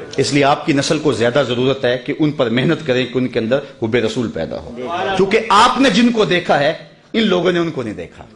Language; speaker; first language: Urdu; non-native, local second language; Punjabi